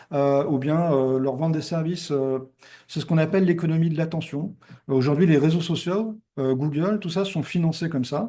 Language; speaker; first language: French; native; French